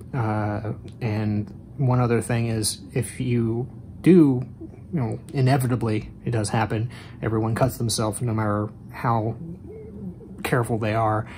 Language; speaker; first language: English; native; English